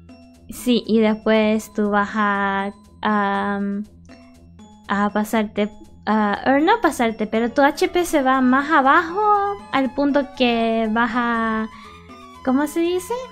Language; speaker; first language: Spanish; early bilingual, heritage; Spanish